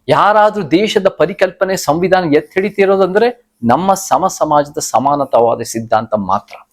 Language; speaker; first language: Kannada; early bilingual, heritage; Kannada